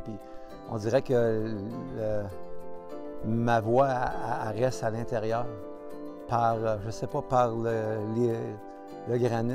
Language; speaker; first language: French; native; French